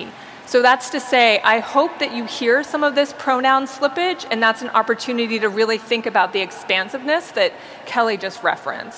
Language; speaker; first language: English; native; English